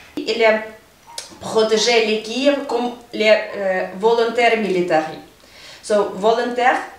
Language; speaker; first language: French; non-native, learner; Ukrainian